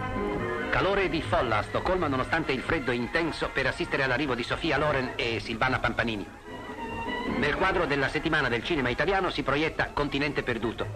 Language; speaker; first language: Italian; native; Italian